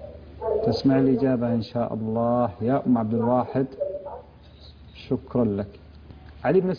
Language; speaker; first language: Arabic; native; Arabic